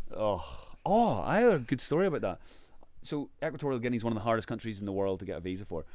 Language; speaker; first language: English; native; English